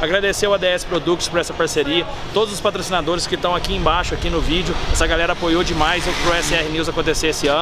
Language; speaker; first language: Portuguese; native; Portuguese